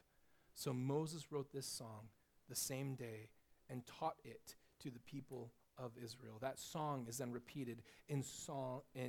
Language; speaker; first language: English; native; English